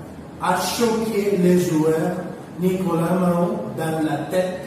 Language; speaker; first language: French; non-native, learner; Spanish